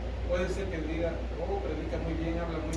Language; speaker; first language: Spanish; native; Spanish